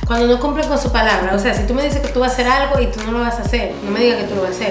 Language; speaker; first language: Spanish; early bilingual, heritage; Spanish